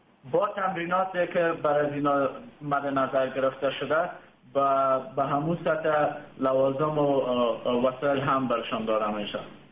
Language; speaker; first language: Persian; native; Persian